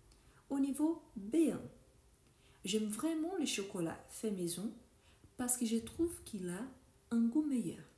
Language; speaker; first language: French; non-native, fluent; Portuguese